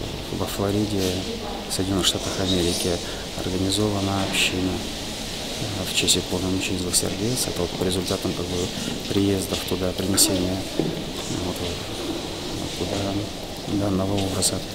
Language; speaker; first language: Russian; native; Russian